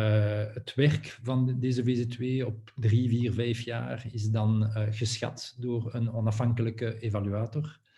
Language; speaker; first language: Dutch; non-native, local second language; French